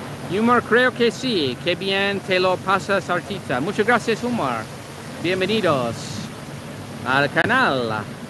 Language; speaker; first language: Spanish; non-native, learner; English